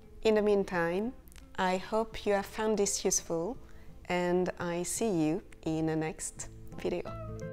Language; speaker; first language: English; non-native, fluent; French